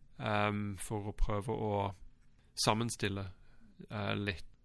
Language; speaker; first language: Norwegian; non-native, fluent; English